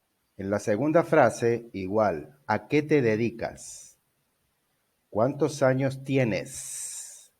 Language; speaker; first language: Spanish; non-native, fluent; Portuguese